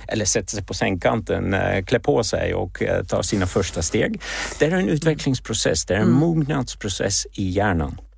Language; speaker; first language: Swedish; non-native, fluent; Czech